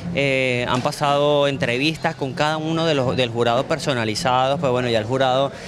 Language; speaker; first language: Spanish; native; Spanish